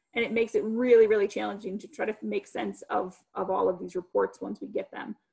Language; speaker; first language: English; native; English